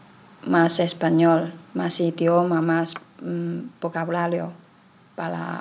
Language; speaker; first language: Spanish; non-native, learner; Chinese